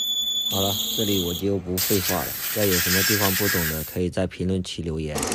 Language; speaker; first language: Chinese; native; Chinese